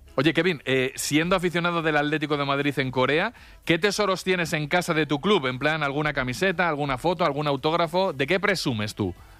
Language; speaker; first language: Spanish; native; Spanish